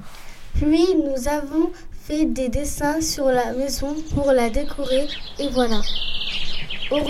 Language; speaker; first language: French; native; French